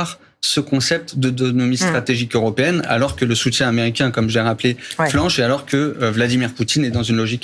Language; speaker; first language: French; native; French